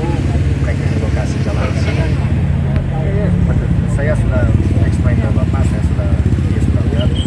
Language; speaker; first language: Indonesian; non-native, learner; English